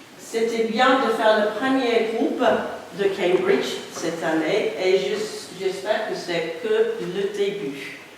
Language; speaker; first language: French; non-native, fluent; English